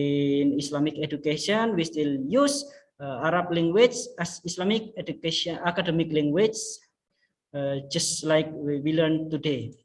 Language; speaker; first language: English; non-native, fluent; Indonesian